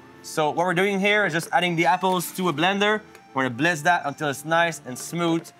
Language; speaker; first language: English; non-native, fluent; French